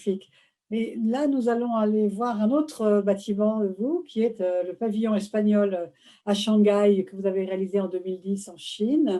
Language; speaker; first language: French; native; French